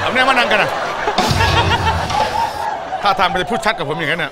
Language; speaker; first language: Thai; native; Thai